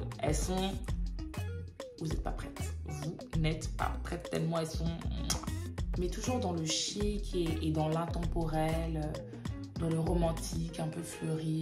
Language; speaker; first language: French; native; French